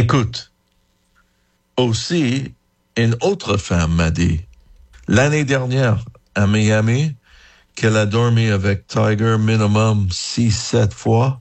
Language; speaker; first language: French; non-native, fluent; English